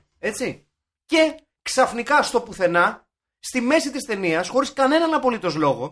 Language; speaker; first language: Greek; native; Greek